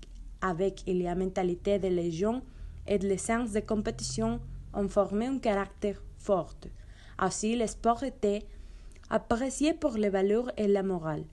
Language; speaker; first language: French; non-native, learner; Spanish